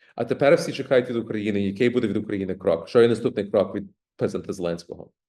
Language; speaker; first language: Ukrainian; early bilingual, heritage; Ukrainian